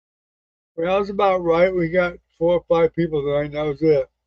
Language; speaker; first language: English; native; English